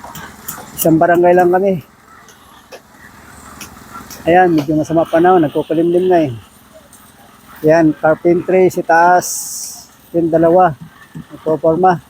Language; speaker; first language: Filipino; native; Filipino